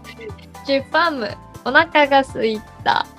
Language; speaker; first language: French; non-native, learner; Japanese